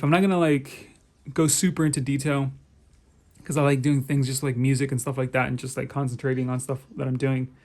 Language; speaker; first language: English; native; English